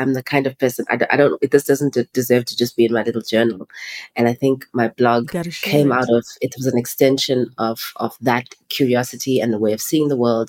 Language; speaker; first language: English; non-native, local second language; Xhosa